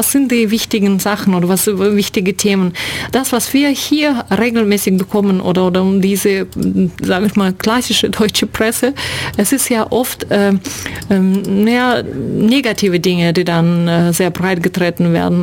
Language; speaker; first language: German; non-native, fluent; Russian